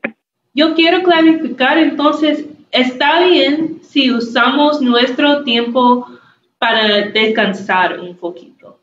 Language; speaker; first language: Spanish; non-native, learner; English